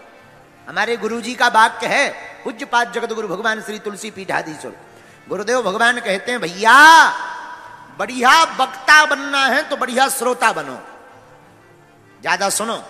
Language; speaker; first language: Hindi; native; Hindi